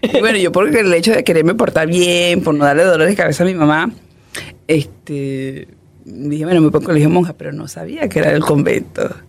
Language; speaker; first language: Spanish; native; Spanish